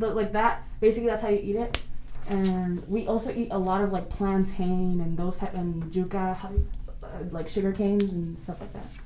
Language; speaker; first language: English; non-native, local second language; Spanish